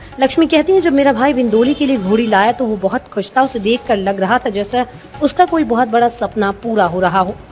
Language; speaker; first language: Hindi; native; Hindi